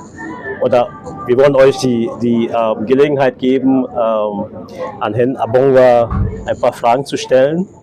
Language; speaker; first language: German; non-native, fluent; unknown